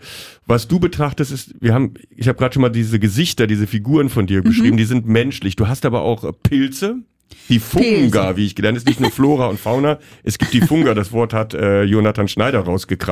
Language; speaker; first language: German; native; German